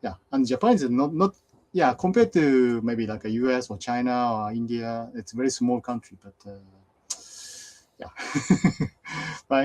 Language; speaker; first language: English; non-native, fluent; Japanese